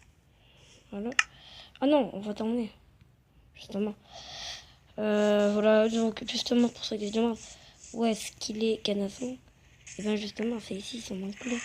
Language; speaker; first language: French; native; French